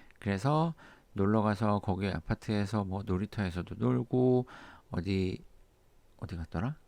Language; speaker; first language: Korean; native; Korean